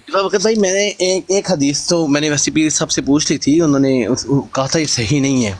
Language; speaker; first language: Urdu; non-native, local second language; Punjabi